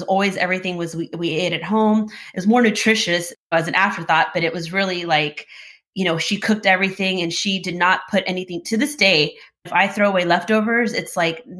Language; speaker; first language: English; native; English